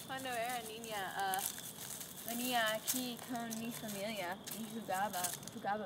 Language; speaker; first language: Spanish; non-native, learner; English